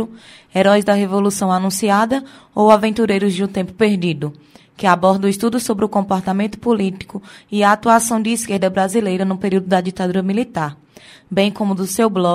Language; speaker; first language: Portuguese; native; Portuguese